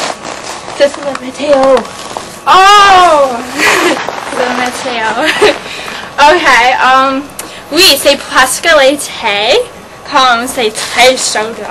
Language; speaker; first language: French; non-native, learner; English